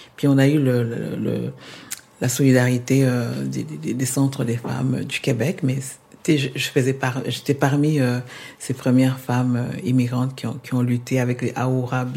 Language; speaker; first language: French; non-native, local second language; Lingala